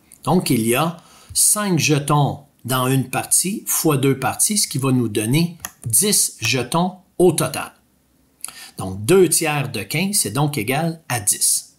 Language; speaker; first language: French; native; French